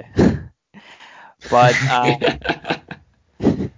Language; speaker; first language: English; non-native, fluent; Spanish